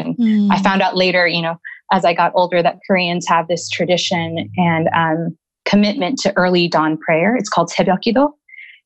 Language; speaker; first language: English; native; English